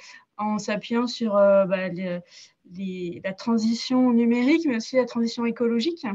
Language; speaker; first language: French; native; French